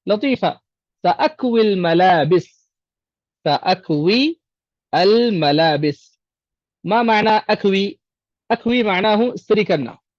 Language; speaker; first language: Arabic; non-native, fluent; Urdu